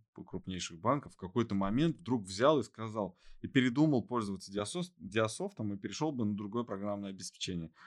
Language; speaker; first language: Russian; native; Russian